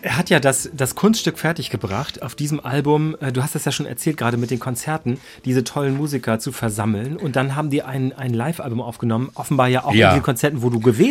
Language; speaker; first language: German; native; German